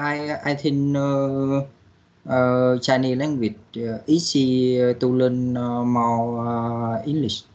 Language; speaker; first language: English; non-native, learner; Vietnamese